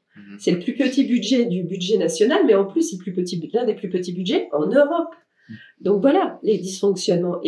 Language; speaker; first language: French; native; French